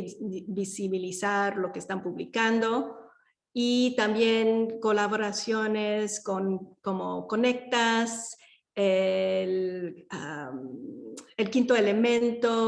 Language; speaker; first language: Spanish; early bilingual, heritage; Spanish